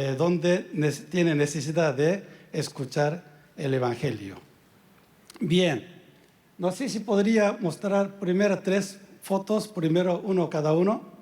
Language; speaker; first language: Spanish; non-native, fluent; Korean